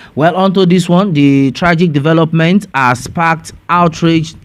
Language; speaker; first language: English; non-native, local second language; Yoruba